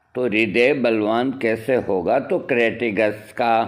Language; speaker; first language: Hindi; native; Hindi